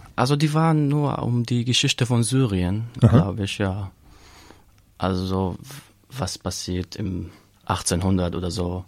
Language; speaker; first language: German; non-native, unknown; Arabic